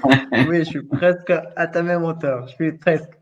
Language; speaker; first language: French; non-native, local second language; Arabic